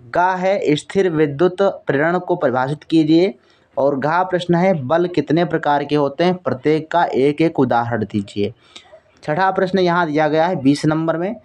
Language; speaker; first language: Hindi; native; Hindi